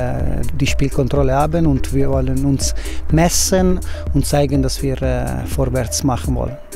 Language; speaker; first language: German; non-native, fluent; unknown